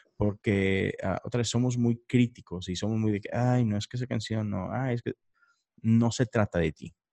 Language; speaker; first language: Spanish; native; Spanish